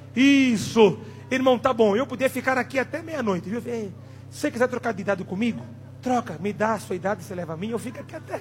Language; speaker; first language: Portuguese; non-native, local second language; Tsonga